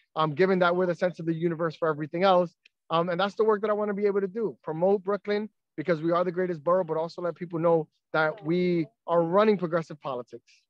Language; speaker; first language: English; native; English